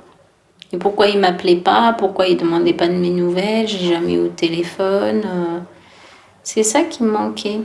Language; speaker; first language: French; early bilingual, other home language; Tachelhit